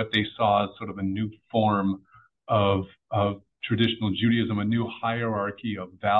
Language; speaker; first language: English; native; English